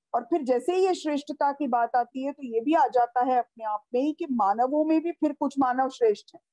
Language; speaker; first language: Hindi; native; Hindi